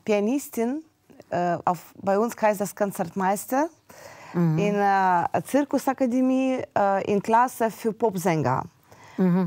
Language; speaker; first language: German; non-native, fluent; Russian